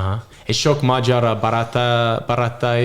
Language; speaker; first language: Hungarian; non-native, learner; English